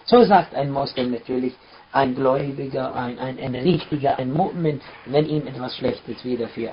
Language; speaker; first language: German; non-native, fluent; Arabic